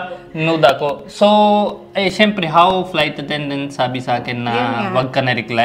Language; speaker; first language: Filipino; non-native, learner; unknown